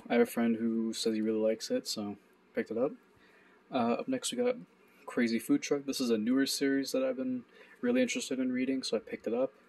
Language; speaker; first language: English; native; English